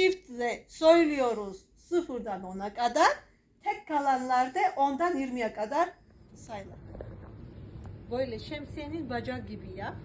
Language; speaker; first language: Turkish; non-native, fluent; Georgian